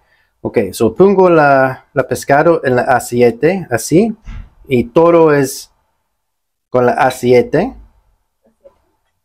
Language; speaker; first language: Spanish; non-native, learner; English